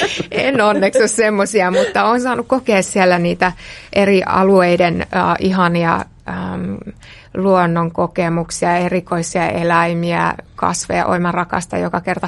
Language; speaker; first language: Finnish; native; Finnish